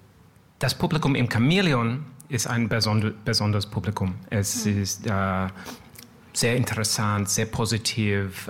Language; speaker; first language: German; non-native, learner; French